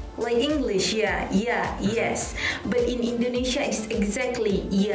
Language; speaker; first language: English; non-native, learner; Indonesian